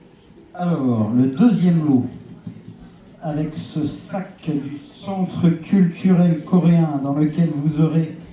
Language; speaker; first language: French; native; French